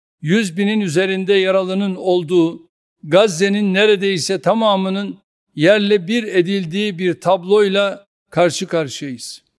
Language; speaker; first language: Turkish; native; Turkish